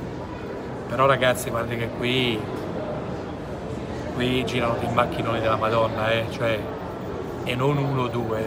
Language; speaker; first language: Italian; native; Italian